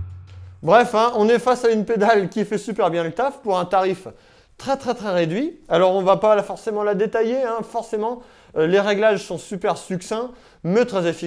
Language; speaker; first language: French; native; French